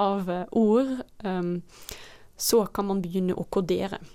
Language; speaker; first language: Norwegian; non-native, fluent; Dutch